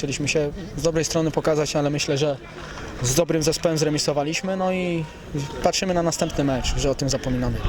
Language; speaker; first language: Polish; native; Polish